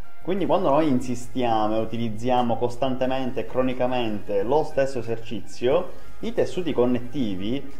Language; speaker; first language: Italian; native; Italian